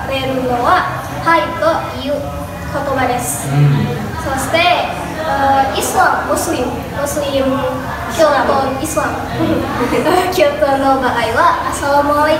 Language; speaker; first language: Japanese; non-native, learner; Indonesian